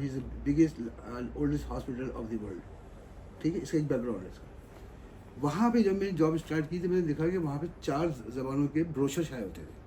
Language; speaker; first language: Urdu; native; Urdu